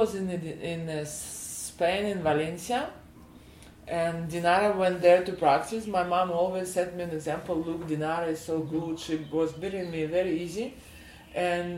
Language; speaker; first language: English; non-native, fluent; Russian